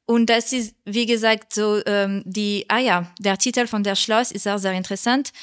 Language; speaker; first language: German; non-native, learner; French